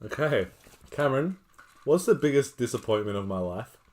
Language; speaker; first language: English; native; English